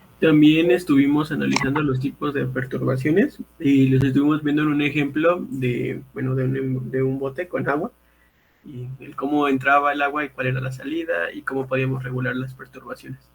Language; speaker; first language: Spanish; native; Spanish